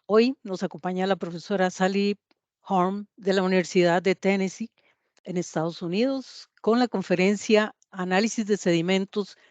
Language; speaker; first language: Spanish; native; Spanish